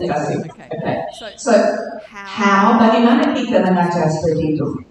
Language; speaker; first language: Indonesian; non-native, learner; English